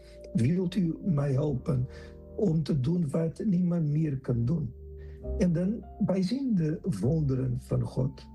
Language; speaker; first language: Dutch; non-native, fluent; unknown